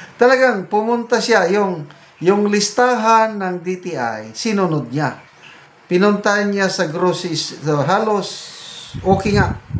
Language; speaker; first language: Filipino; native; Filipino